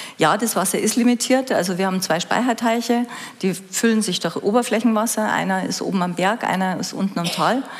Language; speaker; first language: German; native; German